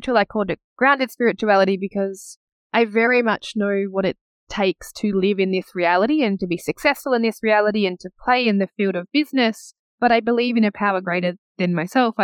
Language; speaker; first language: English; native; English